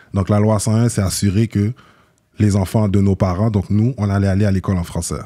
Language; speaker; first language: French; early bilingual, other home language; Haitian Creole